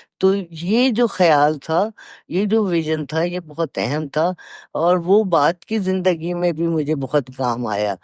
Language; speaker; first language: Urdu; native; Urdu